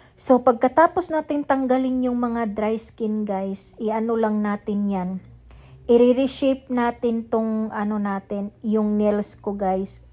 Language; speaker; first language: Filipino; non-native, local second language; Cebuano